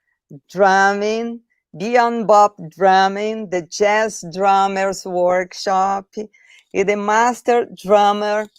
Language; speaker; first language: English; non-native, learner; Portuguese